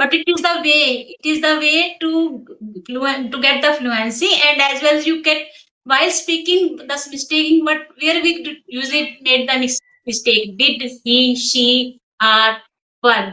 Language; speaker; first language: English; non-native, local second language; Hindi